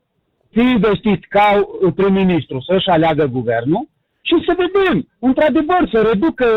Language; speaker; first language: Romanian; native; Romanian